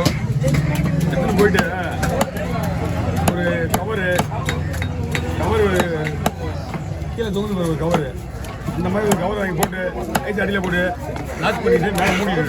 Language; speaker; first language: Tamil; native; Tamil